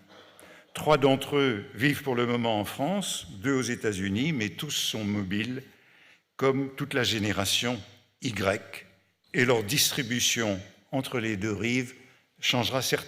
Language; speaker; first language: French; native; French